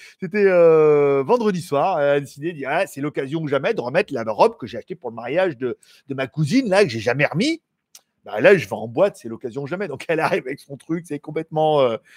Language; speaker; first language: French; native; French